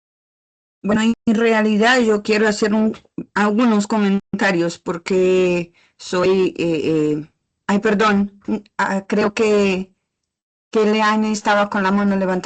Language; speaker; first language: Spanish; non-native, fluent; Portuguese